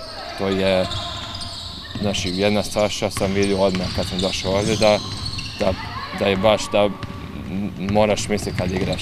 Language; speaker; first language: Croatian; early bilingual, heritage; English